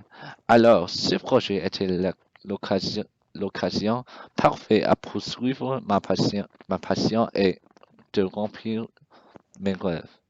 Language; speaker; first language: French; non-native, learner; English